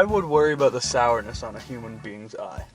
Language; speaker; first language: English; native; English